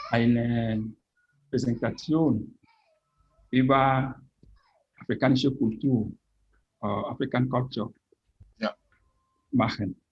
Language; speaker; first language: German; non-native, fluent; French